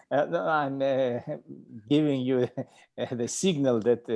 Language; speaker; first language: English; non-native, learner; Ukrainian